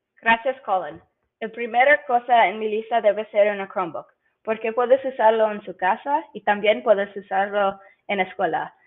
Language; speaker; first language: Spanish; non-native, learner; English